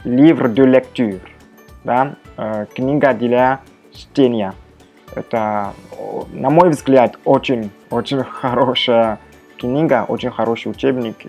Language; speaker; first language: Russian; non-native, fluent; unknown